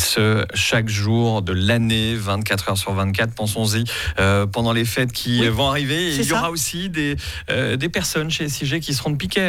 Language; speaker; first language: French; native; French